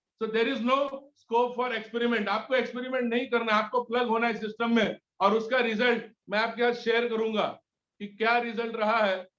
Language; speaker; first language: Hindi; native; Hindi